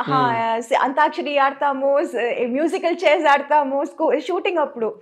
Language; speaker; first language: Telugu; non-native, local second language; Tamil